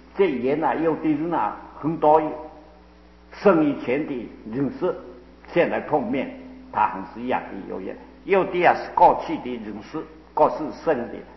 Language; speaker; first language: Chinese; non-native, local second language; Cantonese